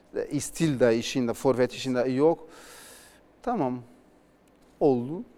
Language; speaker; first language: Turkish; non-native, learner; Portuguese